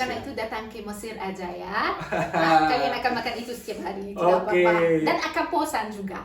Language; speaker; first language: Indonesian; non-native, learner; Arabic